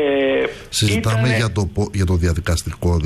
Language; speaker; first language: Greek; native; Greek